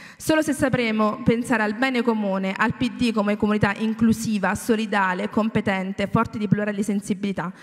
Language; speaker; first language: Italian; native; Italian